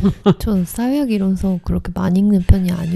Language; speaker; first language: Korean; native; Korean